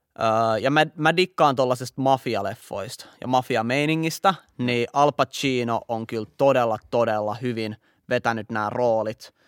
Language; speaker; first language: Finnish; native; Finnish